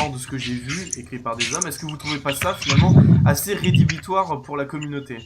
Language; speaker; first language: French; native; French